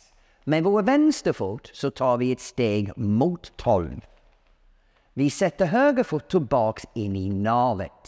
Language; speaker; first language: Swedish; non-native, fluent; English